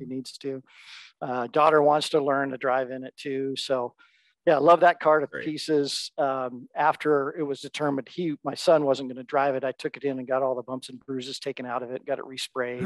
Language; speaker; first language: English; native; English